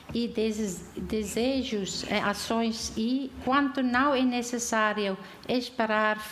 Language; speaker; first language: Portuguese; non-native, fluent; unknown